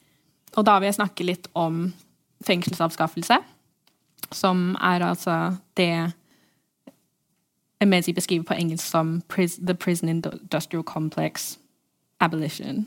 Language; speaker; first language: Norwegian; early bilingual, heritage; English